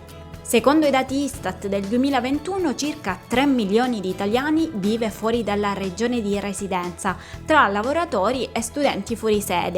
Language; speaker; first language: Italian; native; Italian